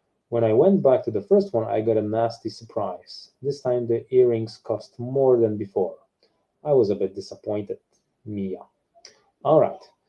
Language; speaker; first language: English; non-native, fluent; Polish